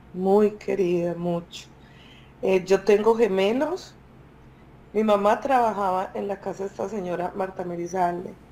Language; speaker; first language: Spanish; native; Spanish